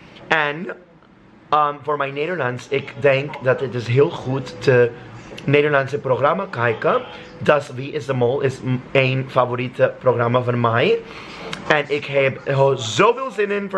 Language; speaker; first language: Dutch; non-native, learner; English